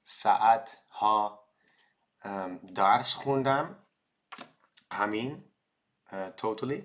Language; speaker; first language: Persian; non-native, learner; Dutch